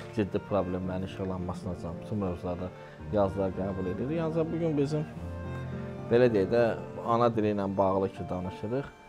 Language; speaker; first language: Azerbaijani; non-native, local second language; Talysh